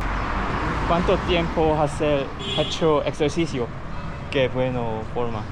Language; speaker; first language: Spanish; non-native, learner; Korean